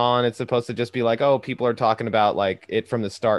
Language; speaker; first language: English; native; English